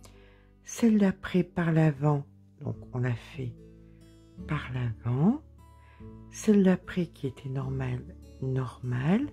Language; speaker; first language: French; native; French